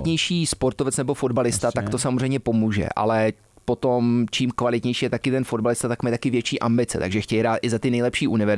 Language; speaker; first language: Czech; early bilingual, heritage; Czech